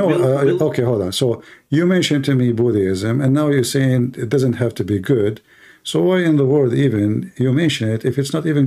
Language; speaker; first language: English; non-native, fluent; Arabic